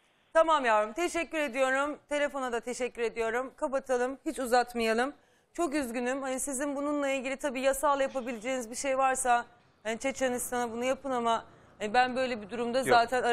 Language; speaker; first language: Turkish; native; Turkish